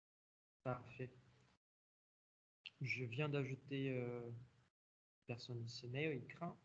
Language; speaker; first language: French; non-native, fluent; Portuguese